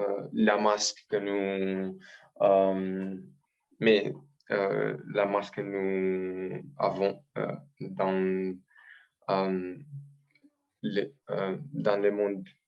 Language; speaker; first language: French; non-native, learner; Romanian